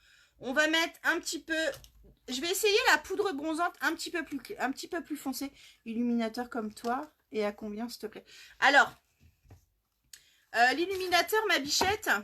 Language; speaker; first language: French; native; French